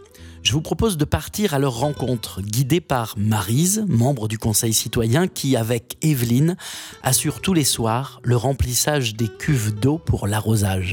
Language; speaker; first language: French; native; French